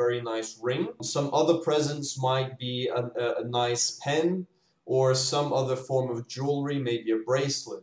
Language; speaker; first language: English; native; English